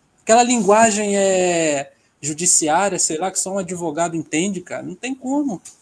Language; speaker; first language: Portuguese; native; Portuguese